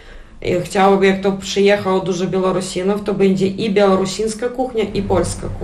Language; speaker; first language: Polish; non-native, learner; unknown